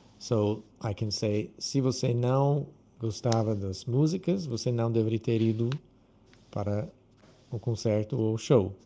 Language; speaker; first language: Portuguese; non-native, fluent; English